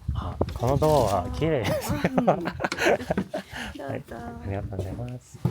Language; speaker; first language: Japanese; non-native, learner; English